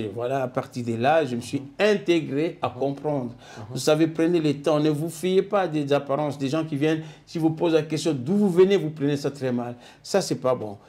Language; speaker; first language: French; non-native, local second language; Lingala